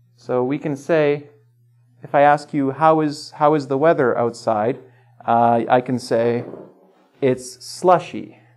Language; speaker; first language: English; native; English